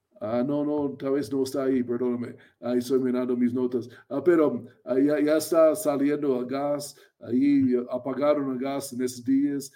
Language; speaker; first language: Spanish; non-native, fluent; English